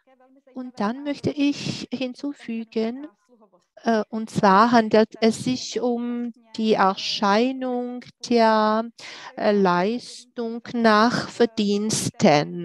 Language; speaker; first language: German; non-native, fluent; Czech